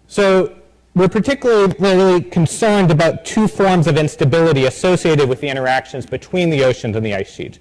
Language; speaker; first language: English; native; English